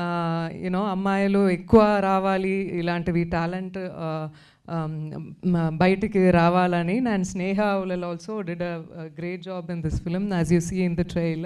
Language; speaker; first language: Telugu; non-native, learner; Tamil